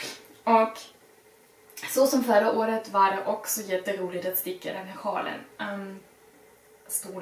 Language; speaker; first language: Swedish; non-native, fluent; German